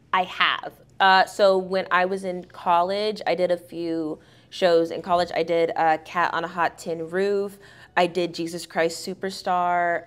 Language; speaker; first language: English; native; English